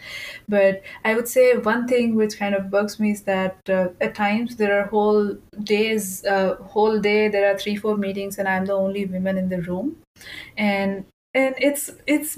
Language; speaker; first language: English; non-native, local second language; Hindi